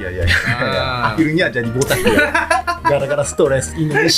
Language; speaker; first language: Indonesian; non-native, fluent; Japanese